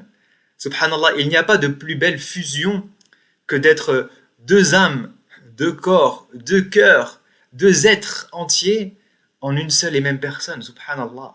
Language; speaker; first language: French; native; French